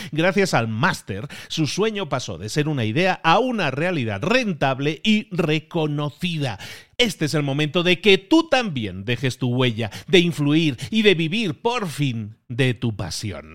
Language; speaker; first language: Spanish; native; Spanish